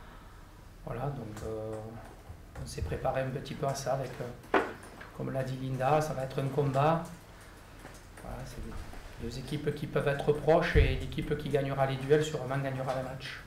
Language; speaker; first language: French; native; French